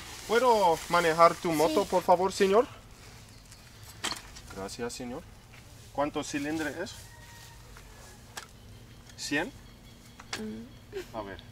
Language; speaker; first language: Spanish; non-native, learner; English